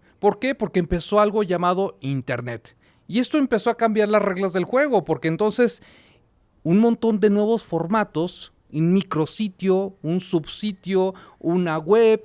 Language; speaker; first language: Spanish; native; Spanish